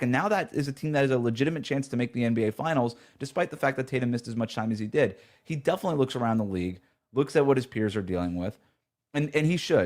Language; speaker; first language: English; native; English